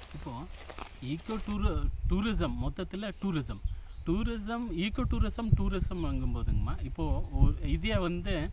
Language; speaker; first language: Tamil; non-native, local second language; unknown